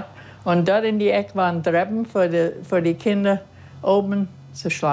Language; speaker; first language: German; early bilingual, heritage; German